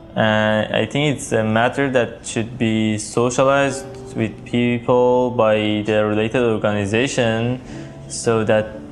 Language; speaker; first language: English; non-native, fluent; Persian